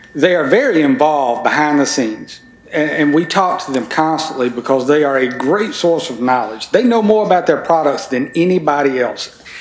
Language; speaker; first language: English; native; English